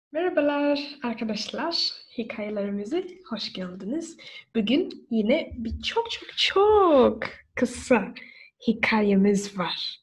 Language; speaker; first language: Turkish; non-native, fluent; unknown